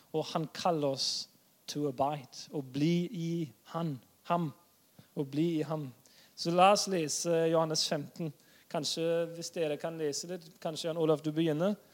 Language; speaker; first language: Norwegian; non-native, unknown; German